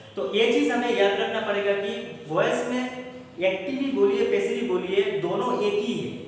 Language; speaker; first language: Hindi; non-native, local second language; Bangla